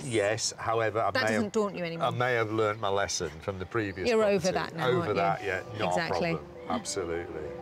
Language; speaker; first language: English; native; English